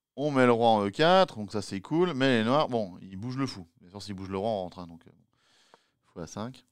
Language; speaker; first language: French; native; French